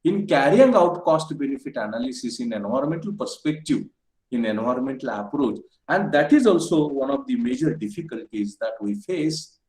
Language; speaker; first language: English; non-native, local second language; Marathi